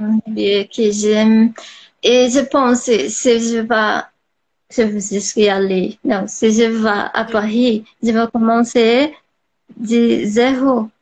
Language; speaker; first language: French; non-native, learner; Portuguese